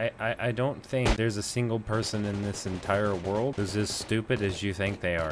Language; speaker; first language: English; native; English